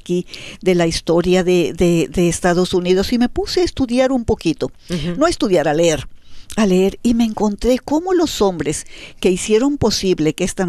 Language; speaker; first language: Spanish; native; Spanish